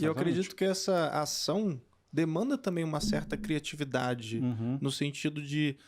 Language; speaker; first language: Portuguese; native; Portuguese